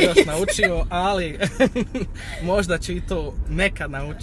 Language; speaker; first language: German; early bilingual, other home language; Bosnian